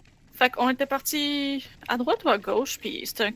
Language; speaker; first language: French; native; French